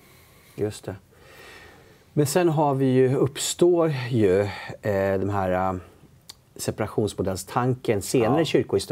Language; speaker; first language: Swedish; native; Swedish